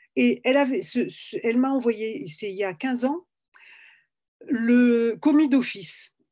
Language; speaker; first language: French; native; French